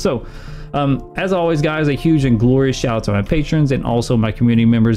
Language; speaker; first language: English; native; English